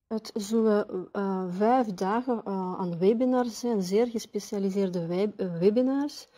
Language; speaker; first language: Dutch; non-native, fluent; Russian